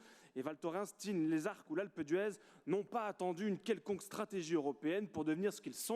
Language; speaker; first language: French; native; French